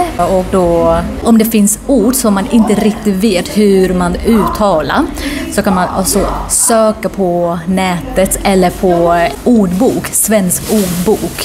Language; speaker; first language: Swedish; non-native, fluent; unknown